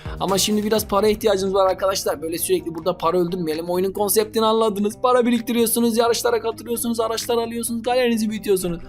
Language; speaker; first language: Turkish; native; Turkish